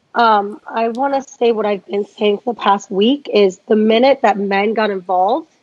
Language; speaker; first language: English; native; English